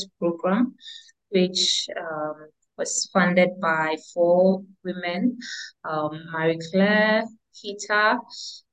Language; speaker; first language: English; non-native, local second language; Ewe